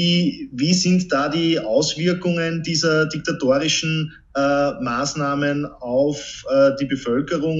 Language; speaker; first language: German; native; German